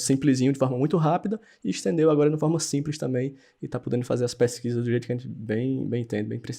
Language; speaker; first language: Portuguese; native; Portuguese